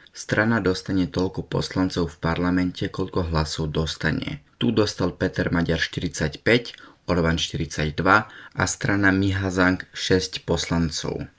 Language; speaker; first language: Slovak; early bilingual, heritage; Slovak